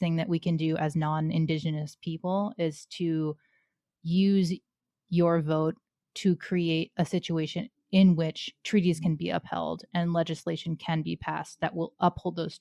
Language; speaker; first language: English; native; English